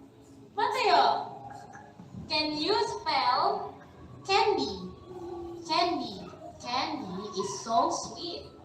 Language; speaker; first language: English; non-native, fluent; Indonesian